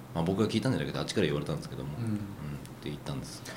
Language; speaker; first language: Japanese; native; Japanese